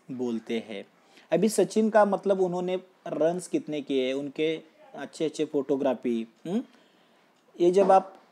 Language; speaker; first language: Hindi; non-native, local second language; Marathi